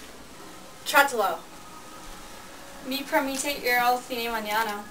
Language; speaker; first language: Spanish; non-native, learner; English